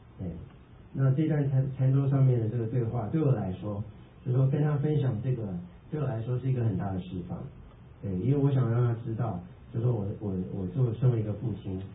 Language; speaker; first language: Chinese; early bilingual, heritage; Chinese